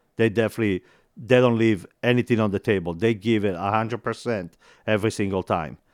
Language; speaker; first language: English; non-native, fluent; Italian